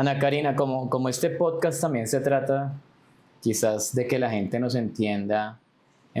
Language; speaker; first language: Spanish; native; Spanish